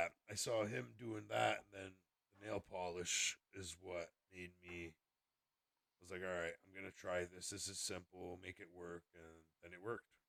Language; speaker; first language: English; native; English